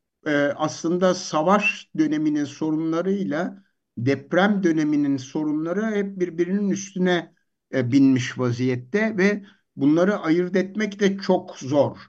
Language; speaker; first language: Turkish; native; Turkish